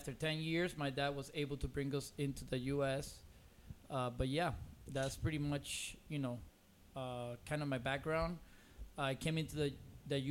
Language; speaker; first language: English; non-native, fluent; Spanish